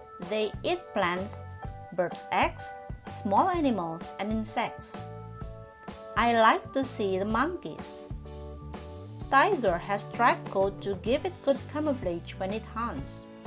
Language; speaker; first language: English; non-native, fluent; Indonesian